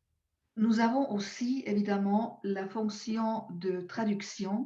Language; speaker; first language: French; non-native, local second language; German